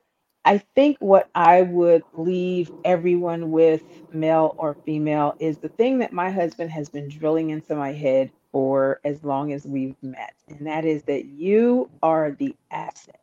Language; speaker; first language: English; native; English